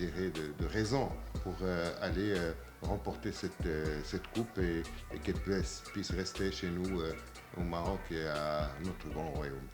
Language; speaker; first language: French; non-native, local second language; Arabic